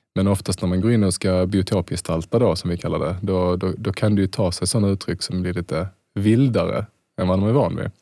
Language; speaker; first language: Swedish; native; Swedish